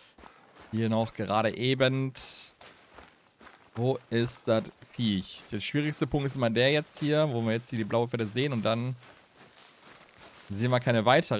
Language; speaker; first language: German; native; German